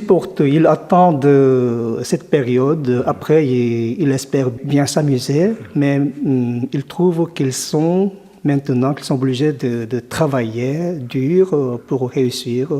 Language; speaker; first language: French; non-native, fluent; Korean